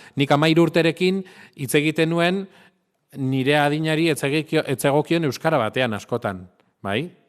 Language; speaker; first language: Basque; non-native, local second language; Spanish